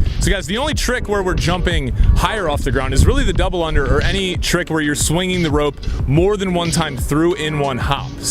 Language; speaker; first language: English; native; English